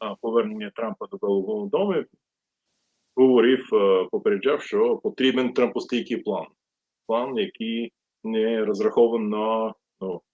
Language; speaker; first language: Ukrainian; non-native, fluent; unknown